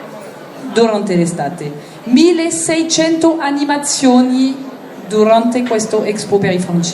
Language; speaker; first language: Italian; non-native, learner; French